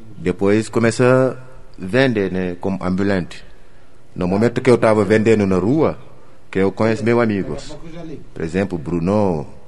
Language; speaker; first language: Portuguese; non-native, learner; Wolof